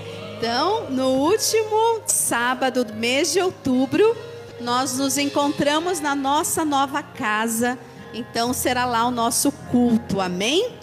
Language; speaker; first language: Portuguese; native; Portuguese